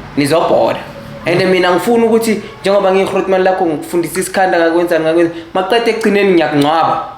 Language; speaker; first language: Zulu; native; Zulu